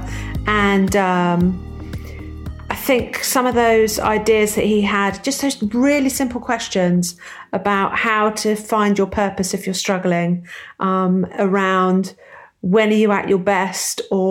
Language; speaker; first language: English; native; English